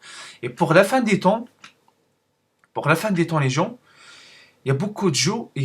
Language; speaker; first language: French; non-native, learner; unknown